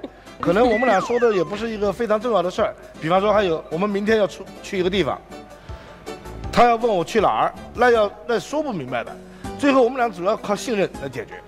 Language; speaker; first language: Chinese; native; Chinese